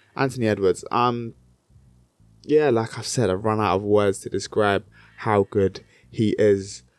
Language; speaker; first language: English; native; English